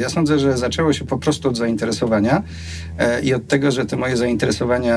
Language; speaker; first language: Polish; native; Polish